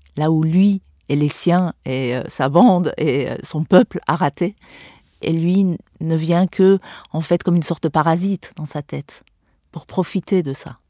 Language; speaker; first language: French; non-native, fluent; Persian